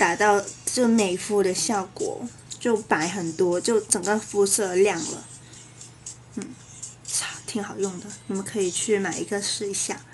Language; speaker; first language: Chinese; native; Chinese